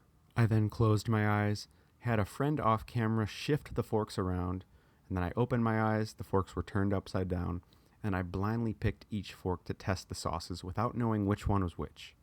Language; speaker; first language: English; native; English